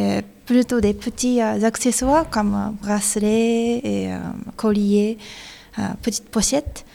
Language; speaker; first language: French; non-native, learner; Japanese